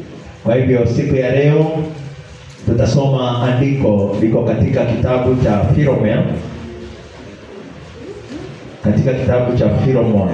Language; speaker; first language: Swahili; non-native, local second language; Kikuyu